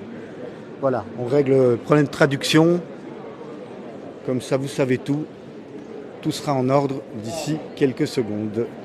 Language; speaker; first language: French; native; French